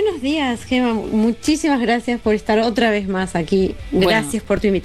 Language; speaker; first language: Spanish; native; Spanish